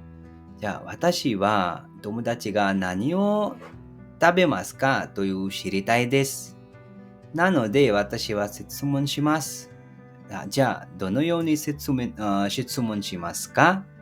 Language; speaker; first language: Japanese; non-native, fluent; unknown